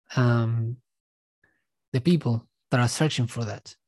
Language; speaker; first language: English; non-native, fluent; Spanish